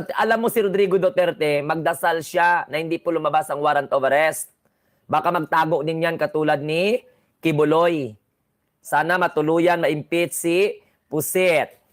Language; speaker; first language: Filipino; non-native, local second language; Cebuano